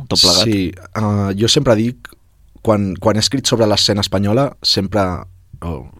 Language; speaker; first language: Catalan; native; Catalan